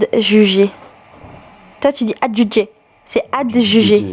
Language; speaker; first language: French; native; French